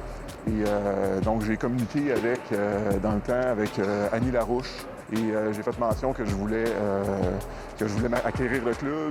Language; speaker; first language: French; native; French